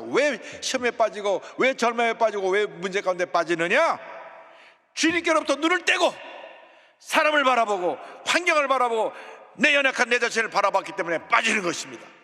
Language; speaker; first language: Korean; native; Korean